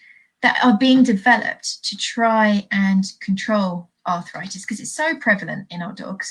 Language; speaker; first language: English; native; English